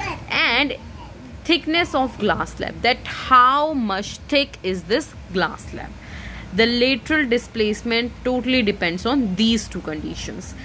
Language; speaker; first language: English; non-native, local second language; Hindi